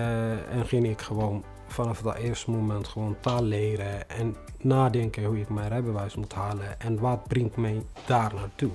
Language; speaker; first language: Dutch; non-native, fluent; Tigrinya